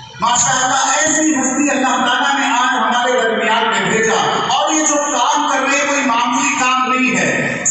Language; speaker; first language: Urdu; native; Urdu